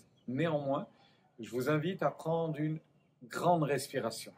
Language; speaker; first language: French; native; French